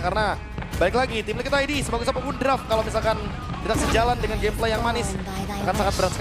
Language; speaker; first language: Indonesian; native; Indonesian